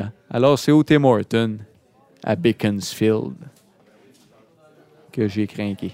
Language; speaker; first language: French; native; French